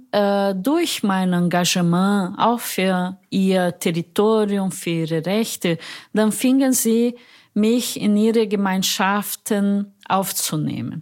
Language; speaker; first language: German; non-native, fluent; Portuguese